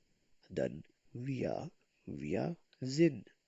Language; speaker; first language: German; non-native, fluent; Urdu